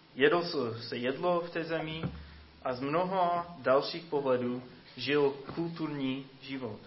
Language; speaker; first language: Czech; non-native, fluent; English